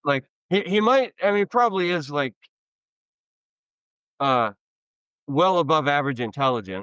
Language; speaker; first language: English; native; English